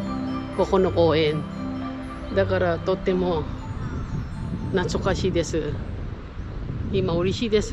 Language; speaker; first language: Japanese; non-native, learner; Filipino